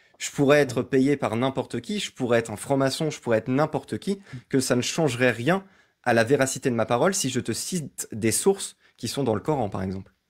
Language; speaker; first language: French; native; French